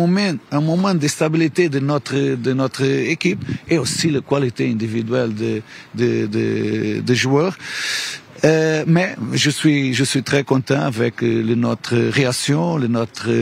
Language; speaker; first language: French; non-native, learner; Portuguese